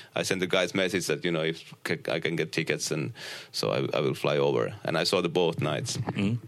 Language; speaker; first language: English; non-native, fluent; Finnish